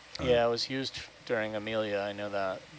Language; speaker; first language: English; native; English